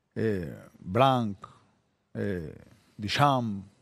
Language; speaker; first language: Spanish; non-native, fluent; Bulgarian